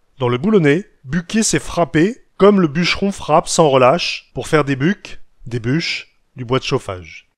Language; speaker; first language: French; native; French